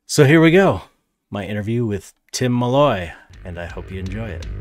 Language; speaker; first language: English; native; English